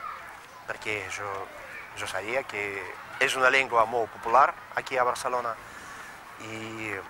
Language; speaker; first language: Catalan; non-native, fluent; Russian